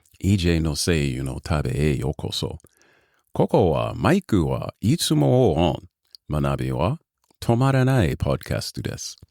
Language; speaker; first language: Japanese; non-native, learner; English